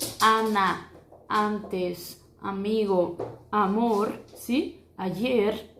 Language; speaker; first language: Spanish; non-native, fluent; Portuguese